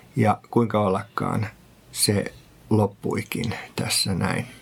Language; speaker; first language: Finnish; native; Finnish